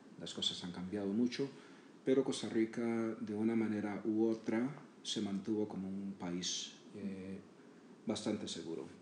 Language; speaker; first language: Spanish; native; Spanish